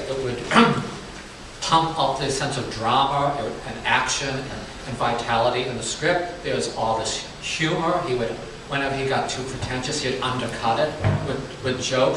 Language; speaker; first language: English; native; English